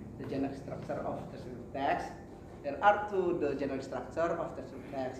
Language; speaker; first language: English; non-native, learner; Indonesian